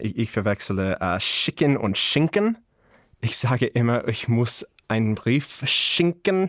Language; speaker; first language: German; non-native, learner; English